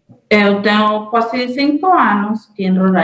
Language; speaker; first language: Portuguese; non-native, learner; Spanish